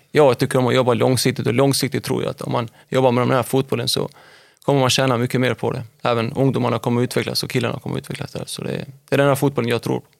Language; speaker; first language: Swedish; early bilingual, other home language; Albanian